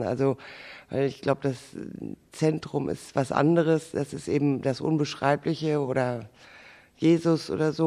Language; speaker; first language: German; native; German